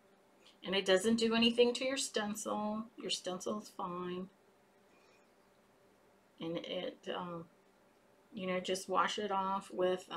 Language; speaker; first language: English; native; English